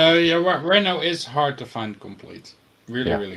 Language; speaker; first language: English; native; English